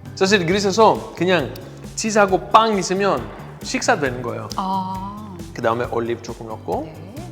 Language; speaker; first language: Korean; non-native, fluent; Greek